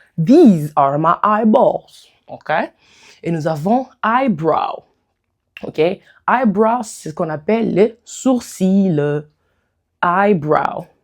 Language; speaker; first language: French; non-native, local second language; Lingala